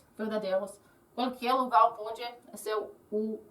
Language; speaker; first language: Portuguese; non-native, learner; English